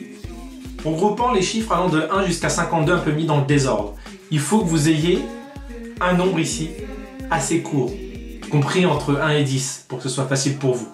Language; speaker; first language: French; native; French